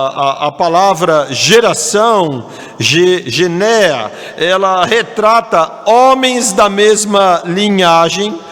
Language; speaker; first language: Portuguese; native; Portuguese